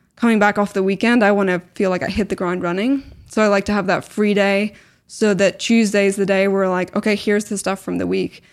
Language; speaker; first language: English; native; English